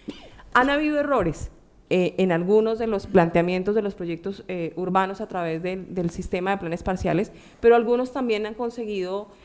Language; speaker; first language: Spanish; native; Spanish